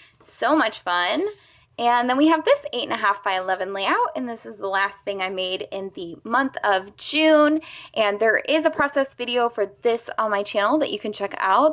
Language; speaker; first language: English; native; English